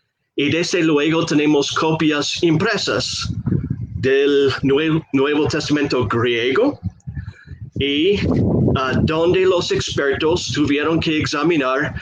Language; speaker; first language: Spanish; non-native, fluent; English